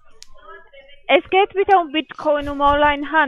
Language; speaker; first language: German; non-native, learner; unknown